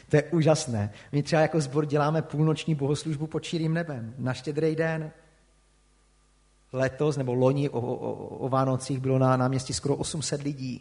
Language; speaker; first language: Czech; native; Czech